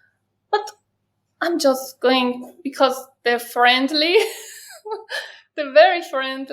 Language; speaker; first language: English; non-native, learner; Persian